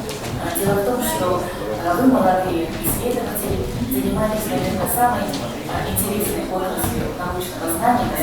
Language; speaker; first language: Russian; native; Russian